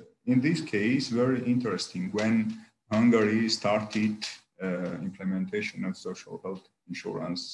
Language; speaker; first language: English; non-native, learner; Armenian